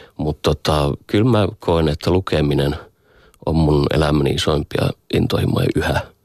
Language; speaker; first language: Finnish; native; Finnish